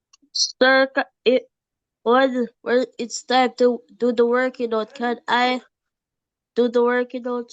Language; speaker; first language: English; native; English